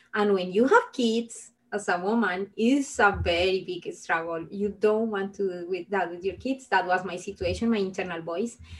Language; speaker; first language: English; non-native, fluent; Spanish